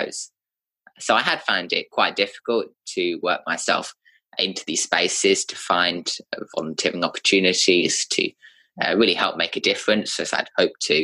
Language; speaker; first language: English; native; English